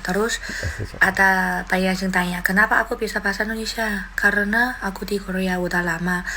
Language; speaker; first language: Indonesian; non-native, fluent; Chinese